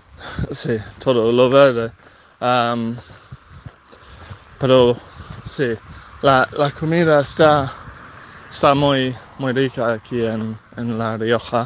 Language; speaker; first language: Spanish; non-native, fluent; English